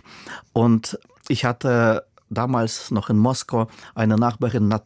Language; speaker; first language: German; non-native, fluent; Russian